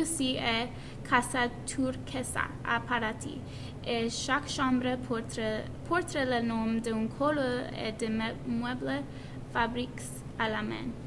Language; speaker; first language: French; non-native, learner; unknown